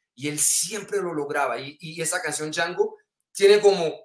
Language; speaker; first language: Spanish; early bilingual, heritage; French